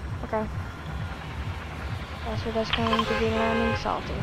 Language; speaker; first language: English; native; English